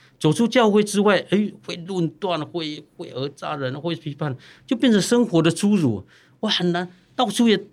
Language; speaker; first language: Chinese; non-native, local second language; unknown